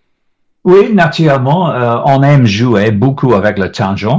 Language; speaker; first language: French; non-native, learner; English